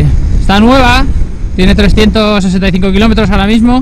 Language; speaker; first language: Spanish; native; Spanish